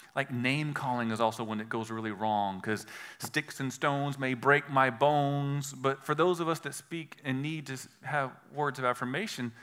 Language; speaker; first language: English; native; English